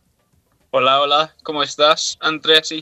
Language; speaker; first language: Spanish; non-native, fluent; English